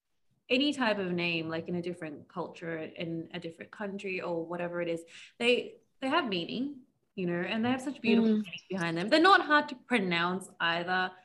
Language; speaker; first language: English; native; English